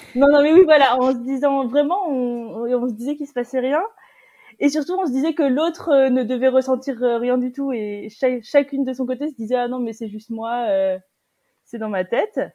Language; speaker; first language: French; native; French